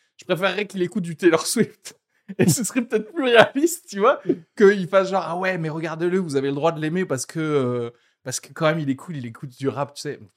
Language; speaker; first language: French; early bilingual, other home language; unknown